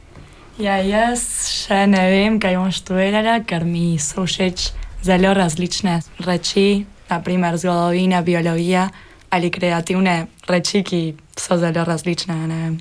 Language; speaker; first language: Slovenian; early bilingual, heritage; Spanish